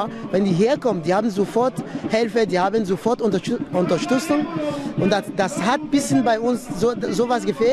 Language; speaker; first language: German; non-native, fluent; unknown